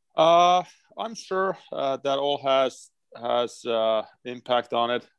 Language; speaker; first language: English; non-native, fluent; Finnish